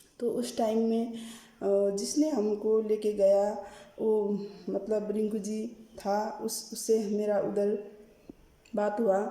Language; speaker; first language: Hindi; non-native, learner; Nepali